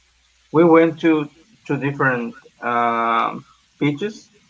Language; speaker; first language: English; non-native, learner; Spanish